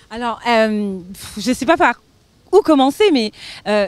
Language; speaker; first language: French; native; French